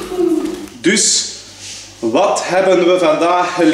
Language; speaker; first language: Dutch; native; Dutch